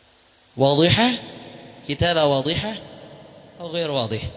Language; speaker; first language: Arabic; non-native, fluent; Indonesian